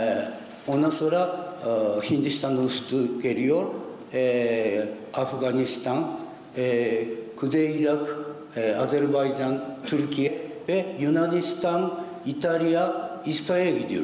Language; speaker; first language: Turkish; non-native, learner; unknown